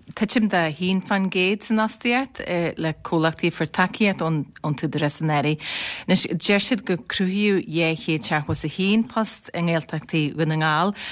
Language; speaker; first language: Irish; native; Irish